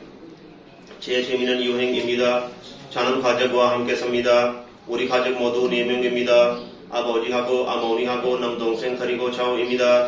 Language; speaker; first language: Korean; non-native, learner; Punjabi